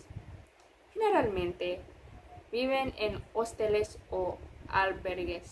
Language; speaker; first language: Spanish; non-native, fluent; English